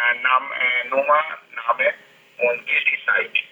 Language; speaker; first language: German; non-native, learner; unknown